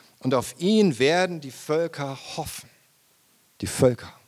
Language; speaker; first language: German; native; German